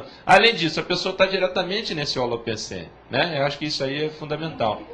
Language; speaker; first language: Portuguese; native; Portuguese